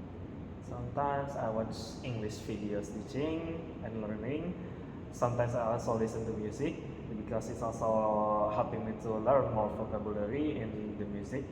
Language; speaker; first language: English; non-native, learner; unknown